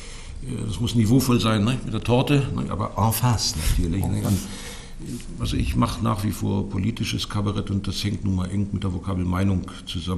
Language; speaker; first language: German; native; German